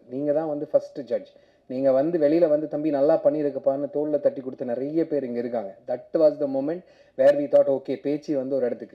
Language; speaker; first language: Tamil; native; Tamil